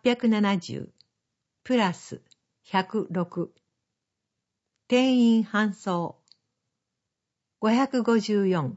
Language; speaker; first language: Japanese; native; Japanese